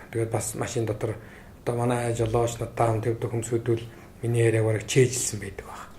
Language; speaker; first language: Mongolian; native; Mongolian